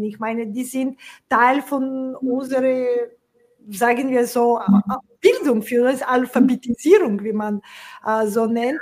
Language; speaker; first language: German; non-native, fluent; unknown